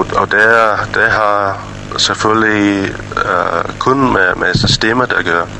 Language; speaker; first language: Danish; non-native, fluent; English